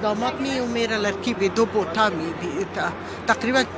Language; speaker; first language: Hindi; non-native, learner; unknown